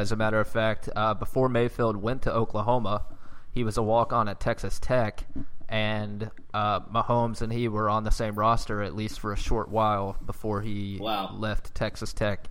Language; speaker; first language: English; native; English